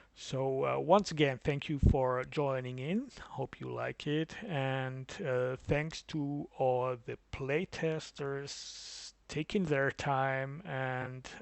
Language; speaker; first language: English; non-native, fluent; German